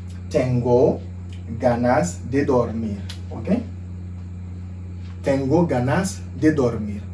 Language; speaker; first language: Spanish; non-native, fluent; Haitian Creole